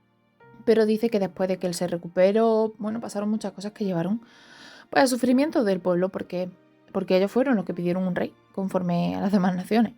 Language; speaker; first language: Spanish; native; Spanish